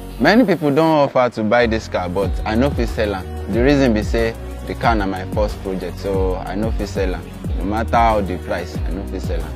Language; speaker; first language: Nigerian Pidgin; non-native, local second language; Yoruba